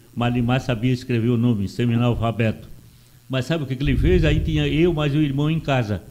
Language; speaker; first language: Portuguese; non-native, local second language; Italian